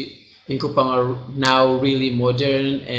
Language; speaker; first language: English; non-native, learner; Indonesian